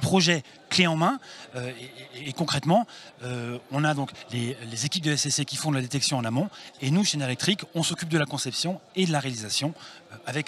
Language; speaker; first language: French; native; French